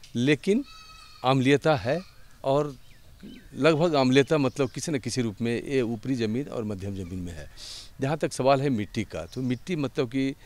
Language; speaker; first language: Hindi; native; Hindi